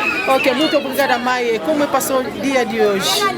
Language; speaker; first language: Portuguese; non-native, learner; Lingala